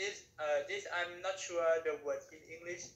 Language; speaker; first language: English; non-native, learner; Thai